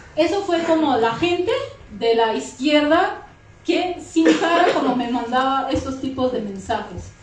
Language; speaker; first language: Spanish; non-native, fluent; Kurdish